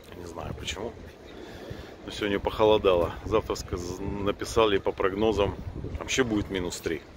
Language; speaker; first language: Russian; native; Russian